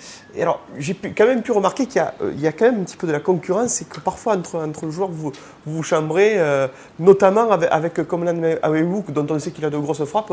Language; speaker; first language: French; native; French